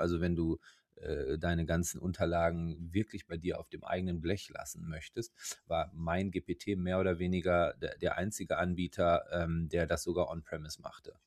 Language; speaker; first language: German; native; German